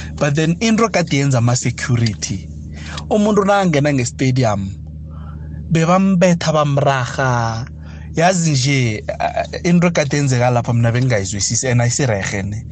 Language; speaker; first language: Zulu; non-native, local second language; South Ndebele